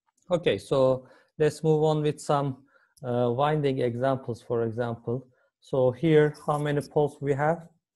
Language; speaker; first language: English; non-native, fluent; Turkish